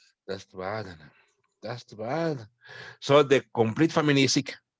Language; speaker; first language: English; non-native, fluent; Spanish